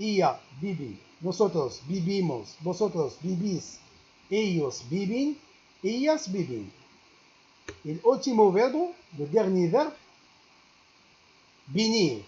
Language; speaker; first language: Spanish; non-native, learner; Arabic